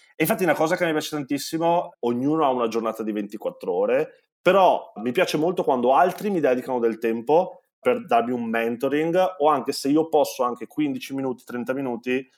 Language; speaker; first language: Italian; native; Italian